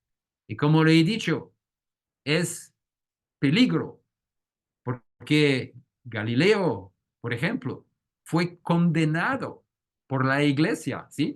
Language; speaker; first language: Spanish; non-native, fluent; French